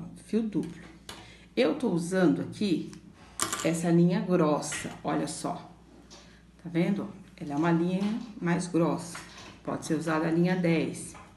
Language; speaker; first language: Portuguese; native; Portuguese